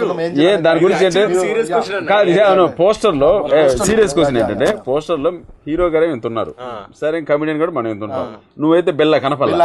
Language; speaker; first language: Telugu; native; Telugu